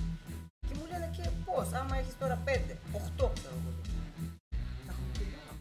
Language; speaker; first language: Greek; non-native, learner; Russian